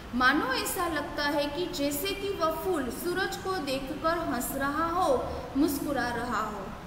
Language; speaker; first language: Hindi; non-native, local second language; Gujarati